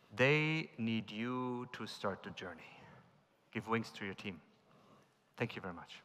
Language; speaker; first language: English; non-native, fluent; German